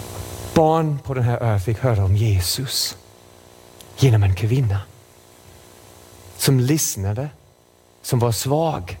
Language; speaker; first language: Swedish; non-native, fluent; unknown